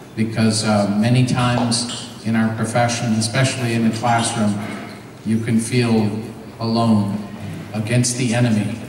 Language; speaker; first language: English; native; English